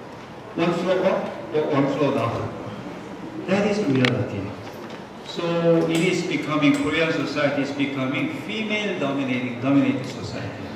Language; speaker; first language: English; non-native, fluent; Korean